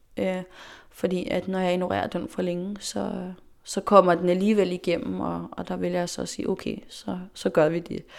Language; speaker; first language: Danish; non-native, local second language; Faroese